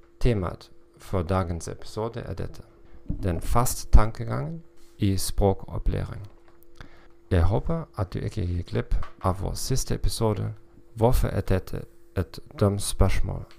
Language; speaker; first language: Norwegian; non-native, learner; German